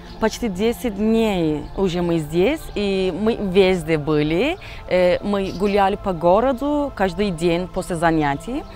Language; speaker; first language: Russian; non-native, learner; Turkish